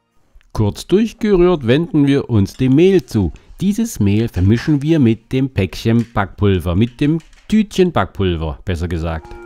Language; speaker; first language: German; native; German